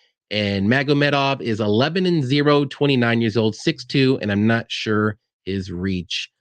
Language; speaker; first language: English; native; English